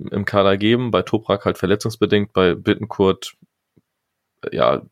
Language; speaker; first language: German; native; German